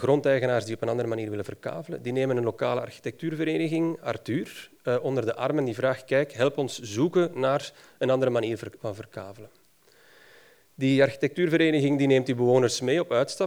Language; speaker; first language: Dutch; native; Dutch